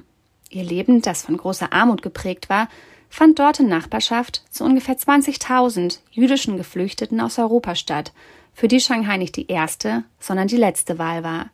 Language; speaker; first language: German; native; German